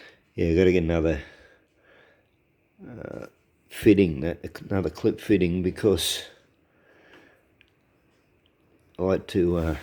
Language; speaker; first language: English; native; English